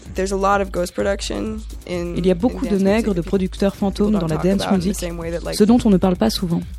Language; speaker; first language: French; non-native, fluent; English